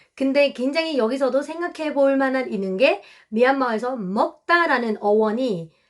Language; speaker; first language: Korean; non-native, fluent; Burmese